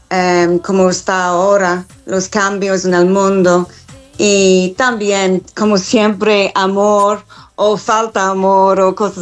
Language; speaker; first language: Spanish; non-native, fluent; English